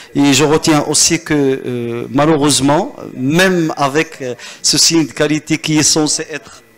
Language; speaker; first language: French; non-native, local second language; Arabic